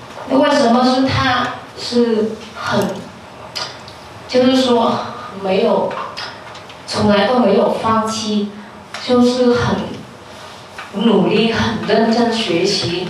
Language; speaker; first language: Chinese; non-native, fluent; Vietnamese